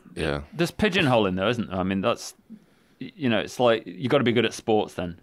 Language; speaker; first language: English; native; English